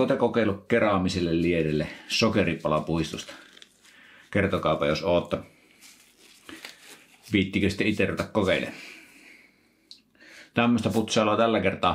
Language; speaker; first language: Finnish; native; Finnish